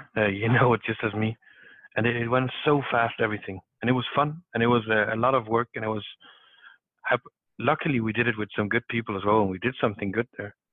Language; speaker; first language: English; non-native, fluent; Danish